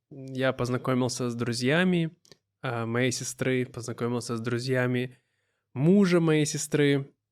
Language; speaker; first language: Russian; native; Russian